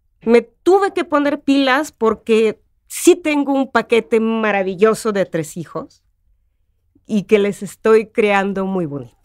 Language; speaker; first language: Spanish; non-native, fluent; Russian